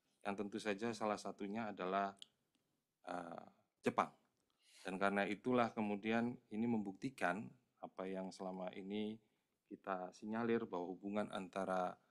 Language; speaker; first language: Indonesian; native; Indonesian